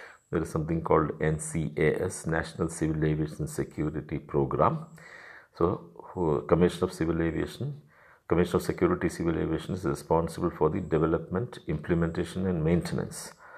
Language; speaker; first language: English; non-native, local second language; Malayalam